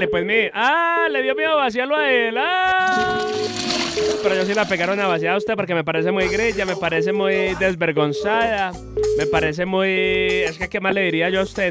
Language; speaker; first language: Spanish; native; Spanish